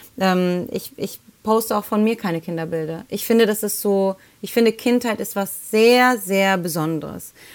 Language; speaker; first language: German; early bilingual, other home language; Spanish